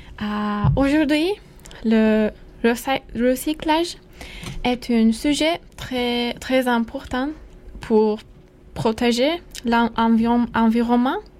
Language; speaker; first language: French; non-native, learner; Turkish